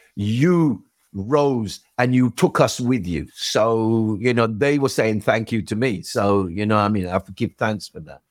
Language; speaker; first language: English; native; English